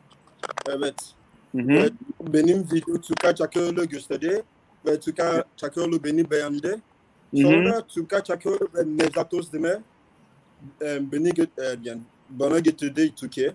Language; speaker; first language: Turkish; non-native, learner; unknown